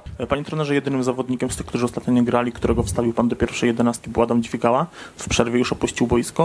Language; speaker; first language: Polish; native; Polish